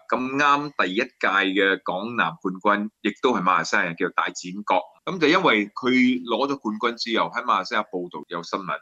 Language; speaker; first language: Cantonese; native; Cantonese